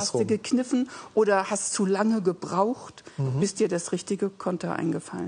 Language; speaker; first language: German; native; German